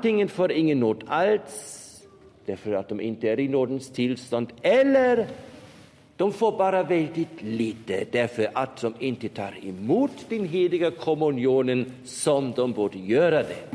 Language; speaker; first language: Swedish; non-native, fluent; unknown